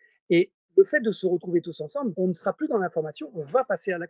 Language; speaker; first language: French; native; French